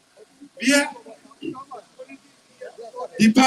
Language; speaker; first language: German; non-native, learner; Central Kurdish